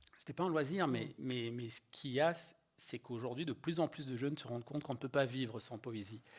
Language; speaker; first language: French; native; French